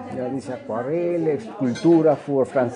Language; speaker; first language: German; non-native, learner; Spanish